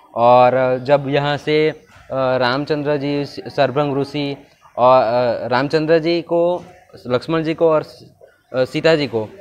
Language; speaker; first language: Hindi; non-native, local second language; Gujarati